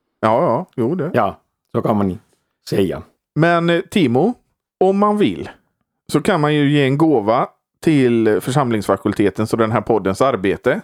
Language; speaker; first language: Swedish; native; Swedish